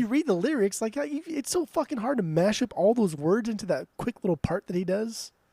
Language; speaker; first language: English; native; English